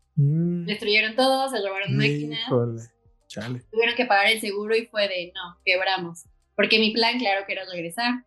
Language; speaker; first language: Spanish; native; Spanish